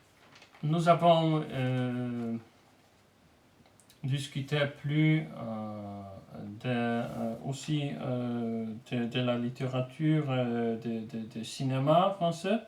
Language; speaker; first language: French; non-native, learner; Polish